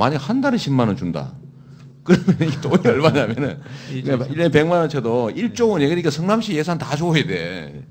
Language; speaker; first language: Korean; native; Korean